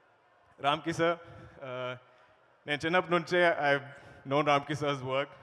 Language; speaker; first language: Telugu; non-native, learner; Malayalam